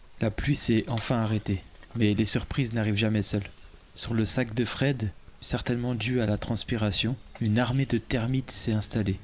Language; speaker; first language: French; native; French